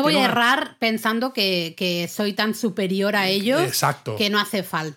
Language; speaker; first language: Spanish; native; Spanish